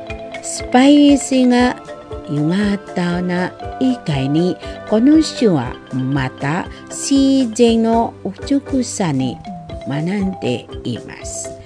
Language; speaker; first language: Japanese; non-native, fluent; Indonesian